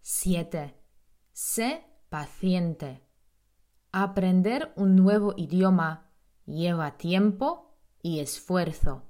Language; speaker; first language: Spanish; non-native, fluent; Polish